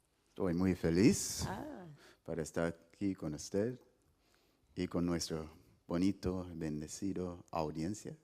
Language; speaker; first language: Spanish; non-native, fluent; English